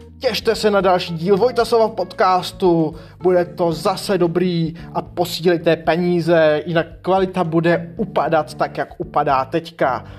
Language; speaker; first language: Czech; native; Czech